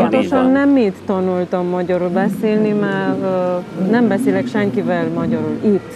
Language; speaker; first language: Hungarian; non-native, local second language; Romanian